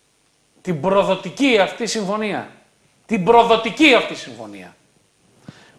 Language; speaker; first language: Greek; native; Greek